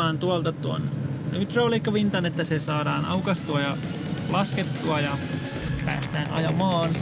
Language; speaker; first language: Finnish; native; Finnish